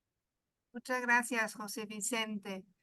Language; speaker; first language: Spanish; non-native, fluent; German